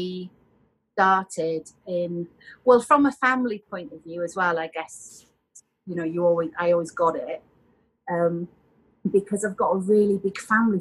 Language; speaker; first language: English; native; English